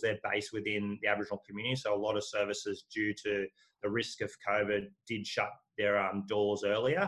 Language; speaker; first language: English; native; English